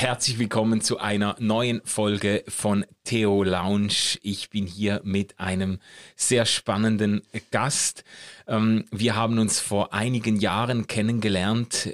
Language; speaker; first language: German; native; German